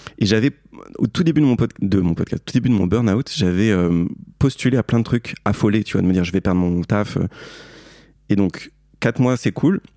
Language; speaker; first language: French; native; French